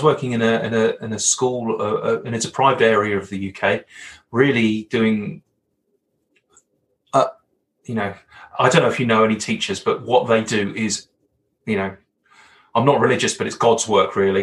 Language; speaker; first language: English; native; English